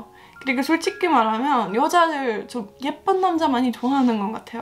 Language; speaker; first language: Korean; non-native, fluent; Estonian